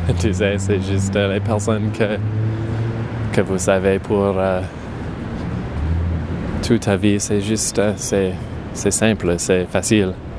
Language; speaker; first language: French; non-native, local second language; English